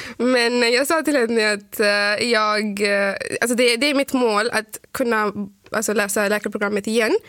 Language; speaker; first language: Swedish; non-native, fluent; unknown